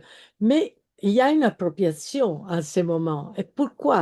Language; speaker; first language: French; non-native, fluent; Italian